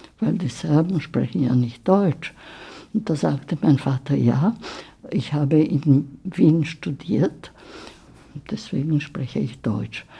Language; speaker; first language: German; early bilingual, heritage; German